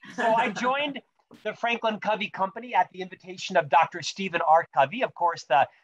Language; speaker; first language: English; native; English